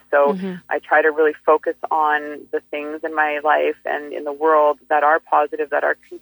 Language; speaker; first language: English; native; English